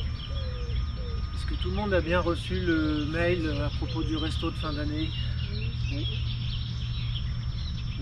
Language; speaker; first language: French; native; French